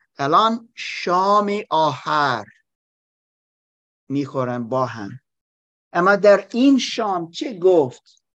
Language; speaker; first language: Persian; non-native, learner; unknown